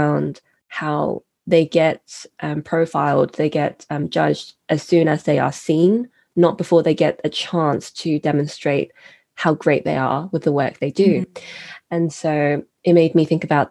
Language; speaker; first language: English; native; English